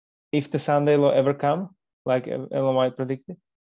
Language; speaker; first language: English; non-native, fluent; Slovak